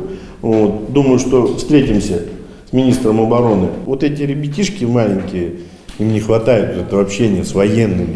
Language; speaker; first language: Russian; native; Russian